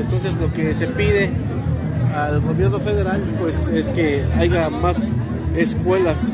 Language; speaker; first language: Spanish; native; Spanish